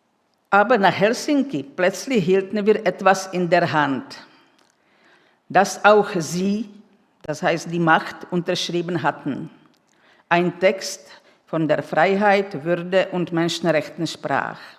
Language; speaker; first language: German; non-native, fluent; Czech